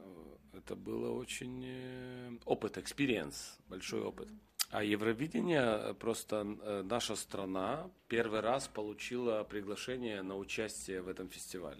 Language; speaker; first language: Russian; non-native, local second language; Romanian